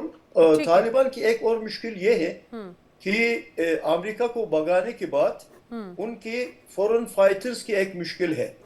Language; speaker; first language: Hindi; non-native, fluent; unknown